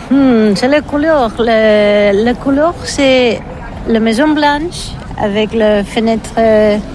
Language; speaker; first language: French; non-native, learner; Catalan